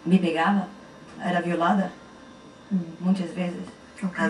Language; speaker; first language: Spanish; non-native, learner; Portuguese